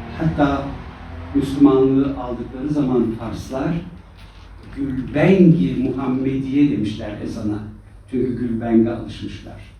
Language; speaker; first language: Turkish; native; Turkish